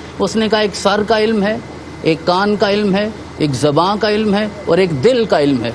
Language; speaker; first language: Urdu; non-native, local second language; Punjabi